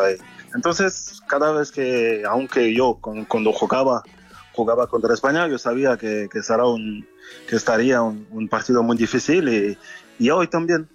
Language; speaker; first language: Spanish; non-native, fluent; French